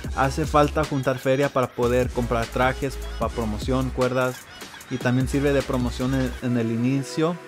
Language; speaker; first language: Spanish; early bilingual, heritage; Spanish